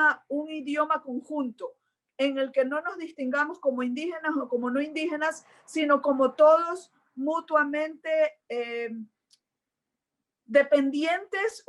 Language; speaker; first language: Spanish; native; Spanish